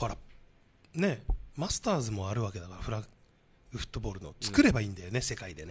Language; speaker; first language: Japanese; native; Japanese